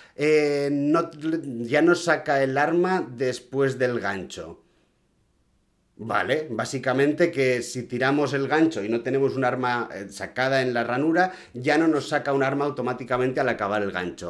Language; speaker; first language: Spanish; native; Spanish